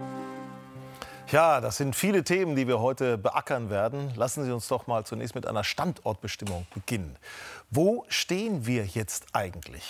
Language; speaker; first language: German; native; German